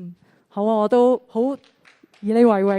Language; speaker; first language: Cantonese; native; Cantonese